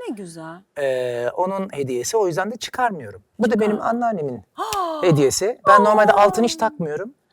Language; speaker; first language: Turkish; native; Turkish